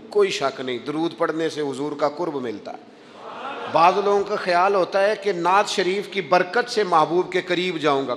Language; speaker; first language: Urdu; non-native, local second language; Punjabi